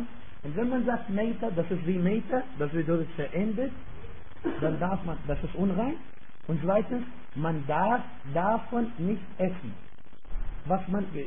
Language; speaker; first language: German; non-native, fluent; Arabic